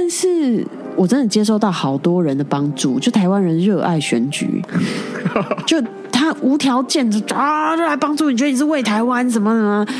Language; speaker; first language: Chinese; native; Chinese